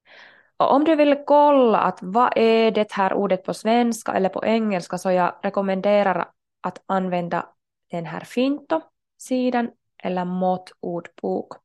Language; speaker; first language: Swedish; non-native, local second language; Finnish